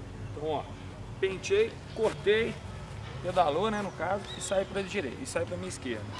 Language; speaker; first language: Portuguese; native; Portuguese